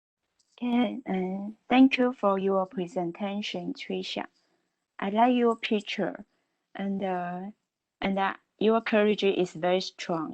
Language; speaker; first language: English; non-native, learner; Chinese